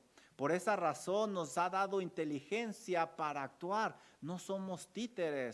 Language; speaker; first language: Spanish; native; Spanish